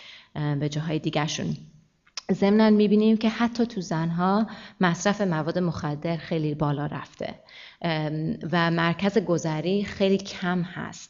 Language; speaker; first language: Persian; early bilingual, heritage; Persian